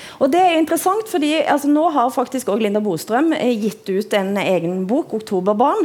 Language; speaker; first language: Norwegian; native; Norwegian